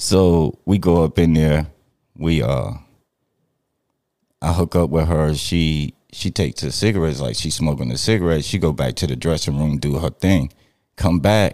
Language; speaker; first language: English; native; English